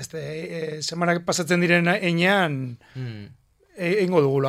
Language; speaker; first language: Basque; non-native, local second language; Spanish